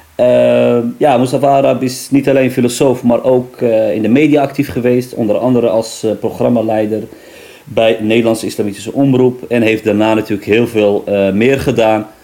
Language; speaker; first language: Dutch; early bilingual, other home language; Riffian